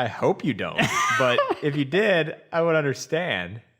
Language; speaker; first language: English; native; English